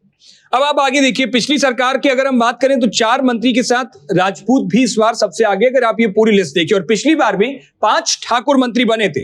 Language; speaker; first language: Hindi; native; Hindi